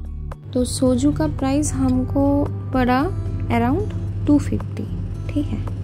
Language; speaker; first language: Hindi; non-native, local second language; Bangla